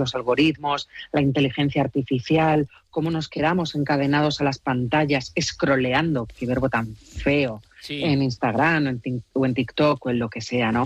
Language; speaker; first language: Spanish; native; Spanish